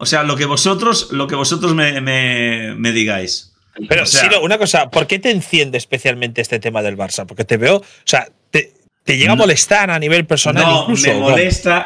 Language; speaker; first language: Spanish; native; Spanish